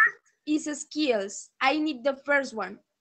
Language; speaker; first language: English; non-native, learner; Spanish